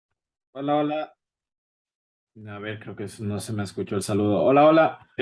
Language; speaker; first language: Spanish; native; Spanish